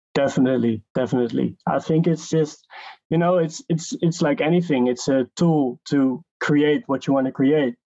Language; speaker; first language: English; non-native, fluent; Dutch